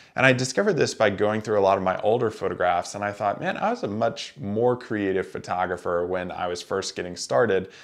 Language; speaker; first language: English; native; English